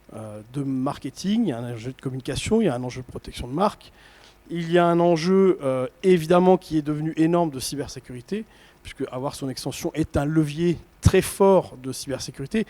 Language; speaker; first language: French; native; French